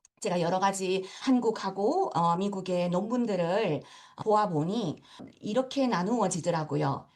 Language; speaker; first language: Korean; early bilingual, heritage; Japanese